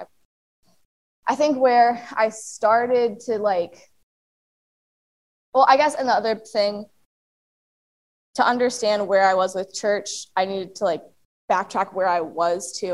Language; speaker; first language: English; native; English